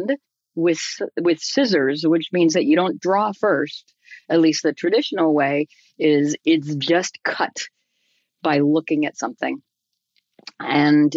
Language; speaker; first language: English; native; English